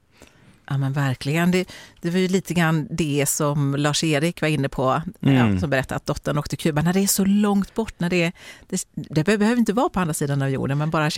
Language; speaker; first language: Swedish; native; Swedish